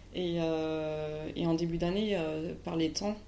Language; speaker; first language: French; native; French